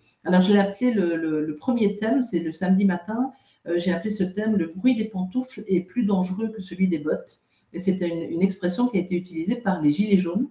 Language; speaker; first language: French; native; French